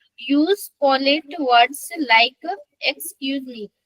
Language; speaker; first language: English; non-native, learner; Hindi